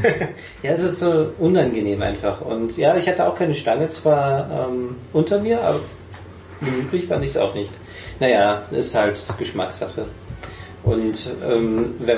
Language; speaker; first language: German; native; German